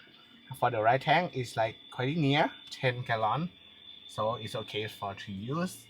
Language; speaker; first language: English; non-native, learner; Thai